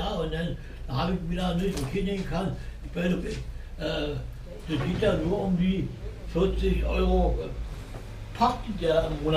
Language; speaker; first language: German; native; German